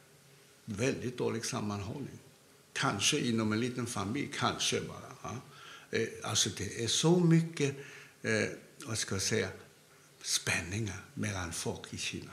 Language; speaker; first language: Swedish; non-native, fluent; Cantonese